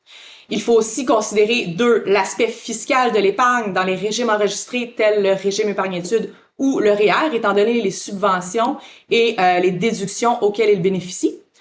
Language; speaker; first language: French; native; French